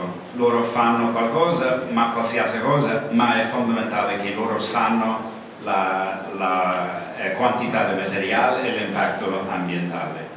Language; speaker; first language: Italian; non-native, learner; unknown